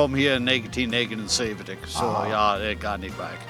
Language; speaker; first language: Dutch; non-native, learner; English